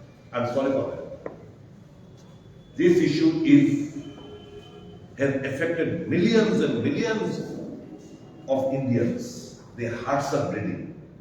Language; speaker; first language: English; non-native, local second language; Bangla